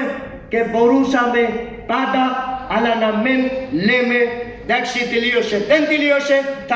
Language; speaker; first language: Greek; non-native, learner; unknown